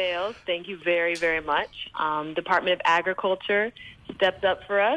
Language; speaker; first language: English; native; English